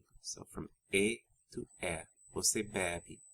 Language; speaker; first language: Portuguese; non-native, fluent; English